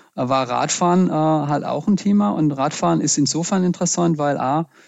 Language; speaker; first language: German; native; German